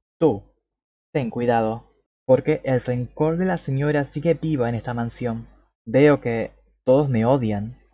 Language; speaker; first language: Spanish; native; Spanish